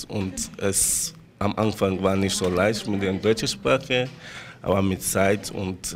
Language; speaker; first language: German; non-native, learner; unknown